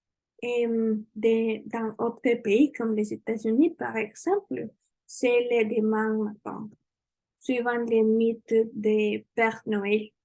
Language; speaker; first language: French; non-native, learner; Spanish